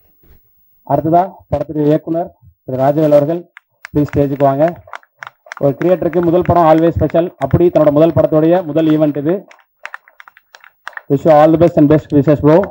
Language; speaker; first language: Tamil; native; Tamil